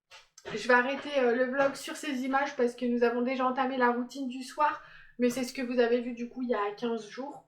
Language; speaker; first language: French; native; French